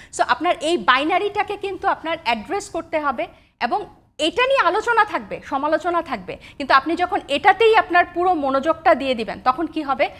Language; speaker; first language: Bangla; native; Bangla